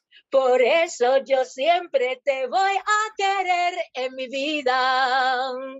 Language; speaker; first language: Spanish; native; Spanish